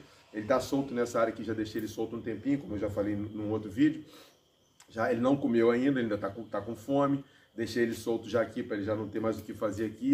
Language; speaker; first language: Portuguese; native; Portuguese